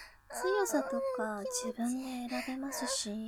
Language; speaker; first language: Japanese; native; Japanese